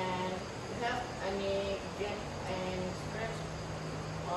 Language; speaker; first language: English; non-native, learner; Indonesian